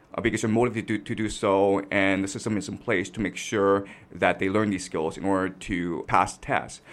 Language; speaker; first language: English; native; English